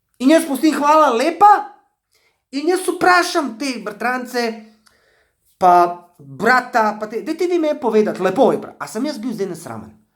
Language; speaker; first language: Slovenian; early bilingual, other home language; Bosnian